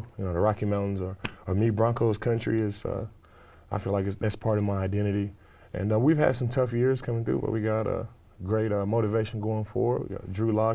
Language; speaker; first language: English; native; English